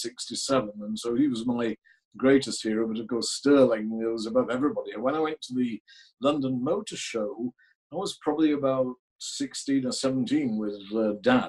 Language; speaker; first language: English; native; English